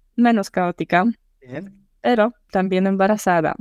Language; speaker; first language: Spanish; non-native, fluent; Polish